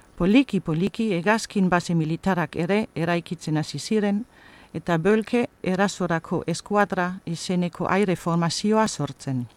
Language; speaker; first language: Basque; non-native, fluent; German